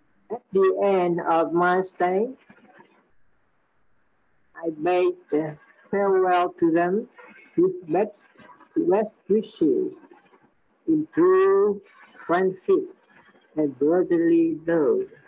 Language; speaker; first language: English; non-native, learner; Vietnamese